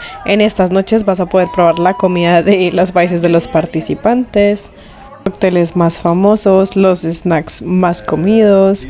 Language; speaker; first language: Spanish; native; Spanish